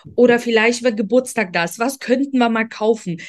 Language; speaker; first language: German; non-native, fluent; Polish